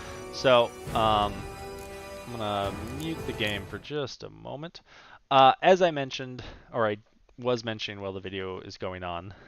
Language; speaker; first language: English; native; English